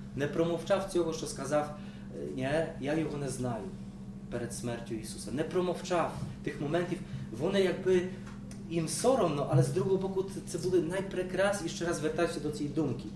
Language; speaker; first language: Ukrainian; non-native, fluent; Polish